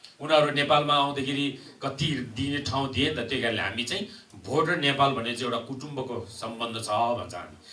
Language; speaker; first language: Nepali; non-native, local second language; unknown